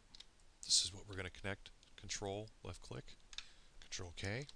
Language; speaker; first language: English; native; English